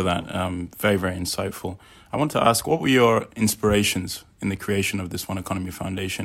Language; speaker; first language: English; native; English